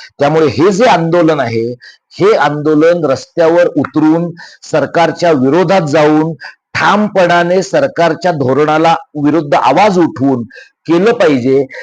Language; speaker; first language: Marathi; native; Marathi